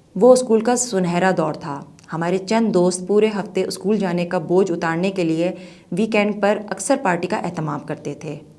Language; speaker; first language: Urdu; native; Urdu